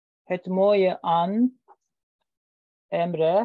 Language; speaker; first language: Dutch; non-native, learner; Turkish